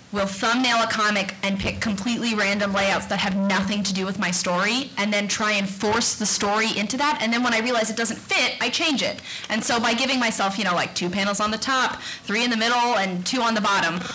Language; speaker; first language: English; native; English